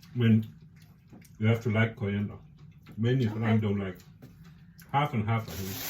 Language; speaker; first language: English; non-native, learner; Danish